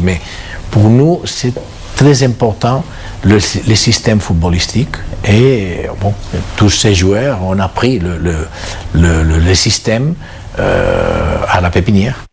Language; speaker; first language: French; non-native, fluent; Catalan